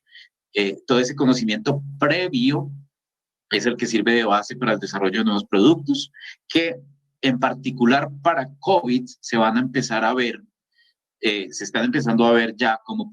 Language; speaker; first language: Spanish; native; Spanish